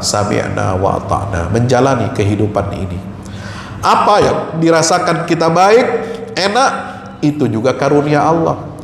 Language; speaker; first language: Indonesian; native; Indonesian